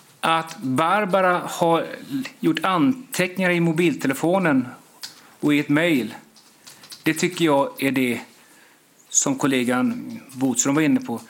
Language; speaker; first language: Swedish; native; Swedish